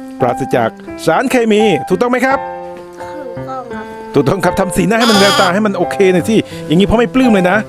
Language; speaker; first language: Thai; native; Thai